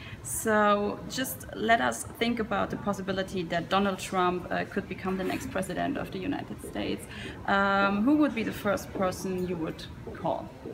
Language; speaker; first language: English; non-native, fluent; German